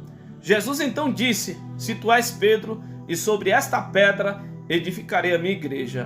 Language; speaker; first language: Portuguese; native; Portuguese